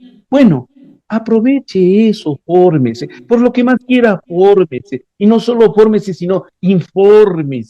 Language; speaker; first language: Spanish; native; Spanish